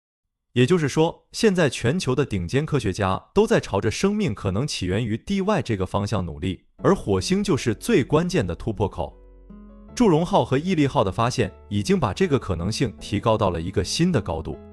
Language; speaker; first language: Chinese; native; Chinese